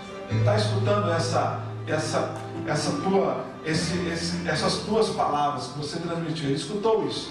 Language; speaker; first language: Portuguese; native; Portuguese